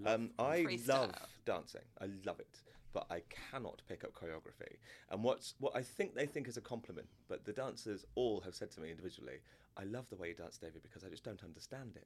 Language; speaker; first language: English; native; English